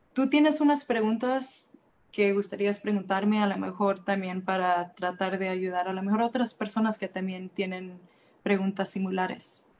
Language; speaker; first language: Spanish; early bilingual, heritage; Spanish